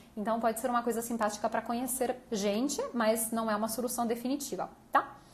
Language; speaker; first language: Portuguese; native; Portuguese